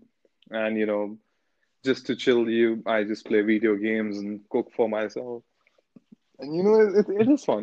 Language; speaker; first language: English; non-native, local second language; Hindi